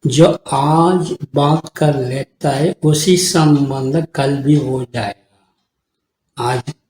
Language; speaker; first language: Hindi; non-native, local second language; Tamil